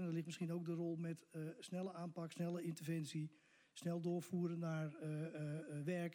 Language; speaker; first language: Dutch; native; Dutch